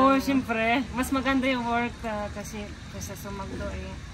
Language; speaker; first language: Filipino; non-native, fluent; Russian